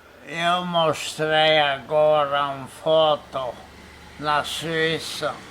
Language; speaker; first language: Portuguese; non-native, fluent; Polish